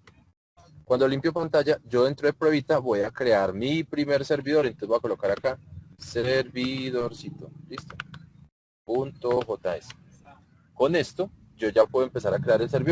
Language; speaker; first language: Spanish; native; Spanish